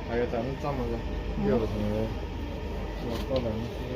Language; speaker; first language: Cantonese; native; Cantonese